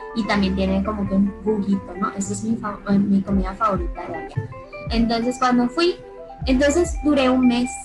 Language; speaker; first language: Spanish; early bilingual, other home language; Chinese